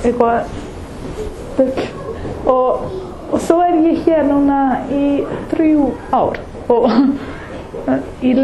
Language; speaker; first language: Icelandic; non-native, learner; English